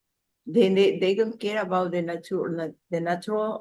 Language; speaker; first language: English; non-native, learner; Spanish